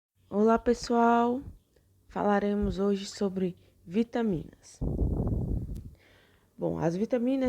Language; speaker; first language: Portuguese; native; Portuguese